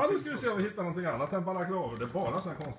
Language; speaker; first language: Swedish; native; Swedish